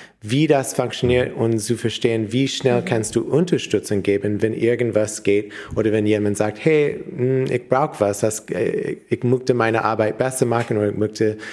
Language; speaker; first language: German; non-native, learner; English